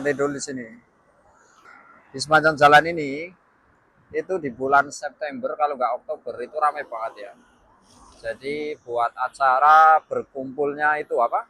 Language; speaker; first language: Indonesian; non-native, local second language; Javanese